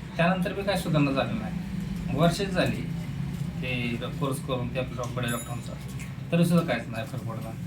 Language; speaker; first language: Marathi; non-native, local second language; Urdu